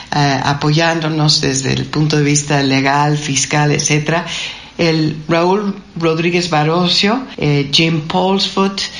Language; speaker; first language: Spanish; non-native, fluent; English